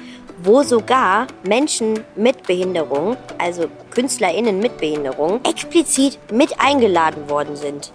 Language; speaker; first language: German; native; German